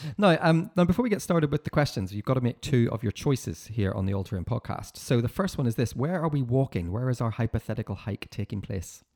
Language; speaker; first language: English; native; English